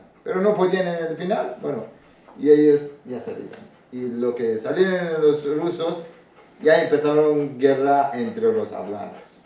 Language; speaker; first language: Spanish; non-native, learner; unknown